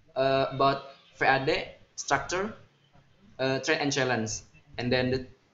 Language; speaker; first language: English; non-native, learner; Indonesian